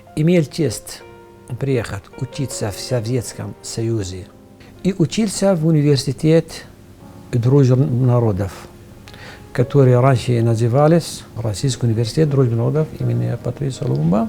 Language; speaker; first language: Russian; non-native, fluent; Arabic